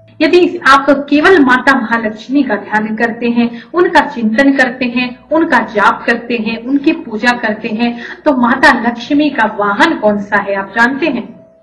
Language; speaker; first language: Hindi; native; Hindi